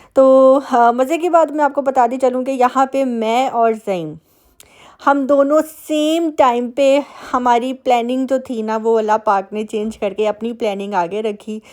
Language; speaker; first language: Urdu; native; Urdu